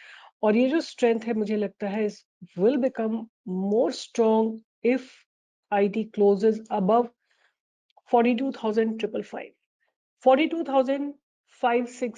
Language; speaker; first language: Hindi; native; Hindi